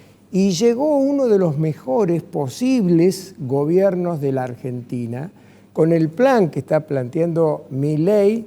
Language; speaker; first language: Spanish; native; Spanish